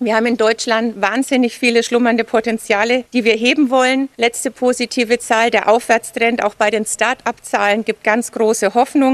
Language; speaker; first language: German; native; German